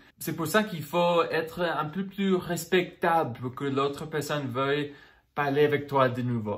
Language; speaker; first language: French; non-native, fluent; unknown